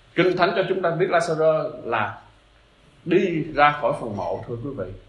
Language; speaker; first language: Vietnamese; native; Vietnamese